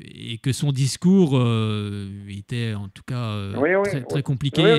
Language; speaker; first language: French; native; French